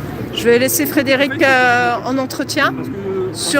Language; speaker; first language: French; native; French